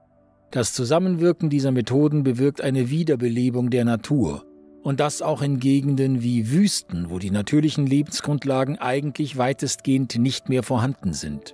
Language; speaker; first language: German; native; German